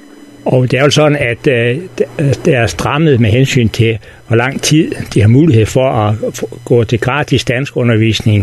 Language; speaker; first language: Danish; native; Danish